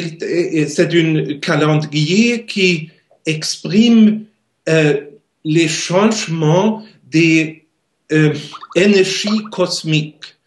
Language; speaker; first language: French; non-native, learner; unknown